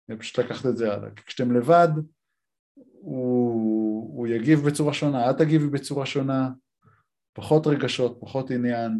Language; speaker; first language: Hebrew; native; Hebrew